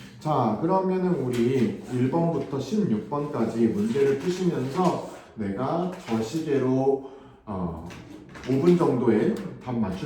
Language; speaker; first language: Korean; native; Korean